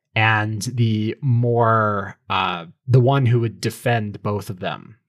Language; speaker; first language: English; native; English